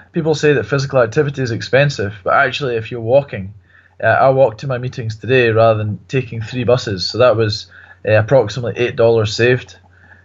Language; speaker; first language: English; native; English